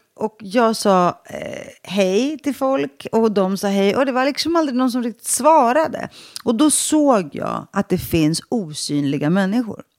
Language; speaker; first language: Swedish; early bilingual, other home language; Greek